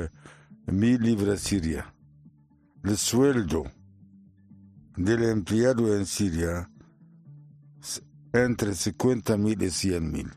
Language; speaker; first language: Spanish; non-native, learner; Arabic